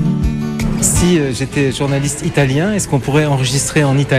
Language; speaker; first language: French; native; French